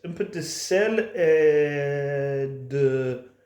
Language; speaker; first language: French; non-native, learner; English